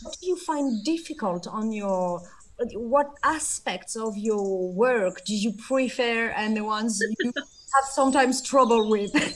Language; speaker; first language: English; non-native, fluent; French